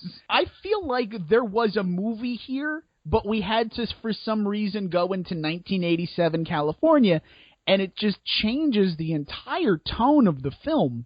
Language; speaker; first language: English; native; English